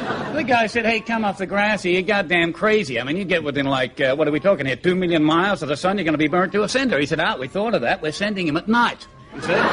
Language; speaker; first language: English; native; English